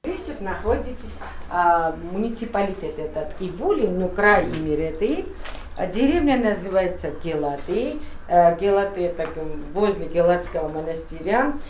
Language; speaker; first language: Russian; non-native, fluent; Georgian